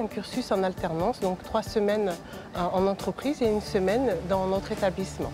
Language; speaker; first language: French; native; French